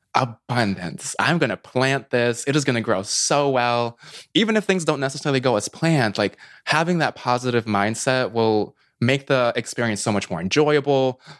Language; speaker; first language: English; native; English